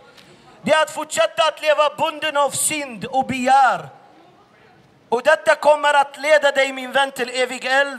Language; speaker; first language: Swedish; non-native, fluent; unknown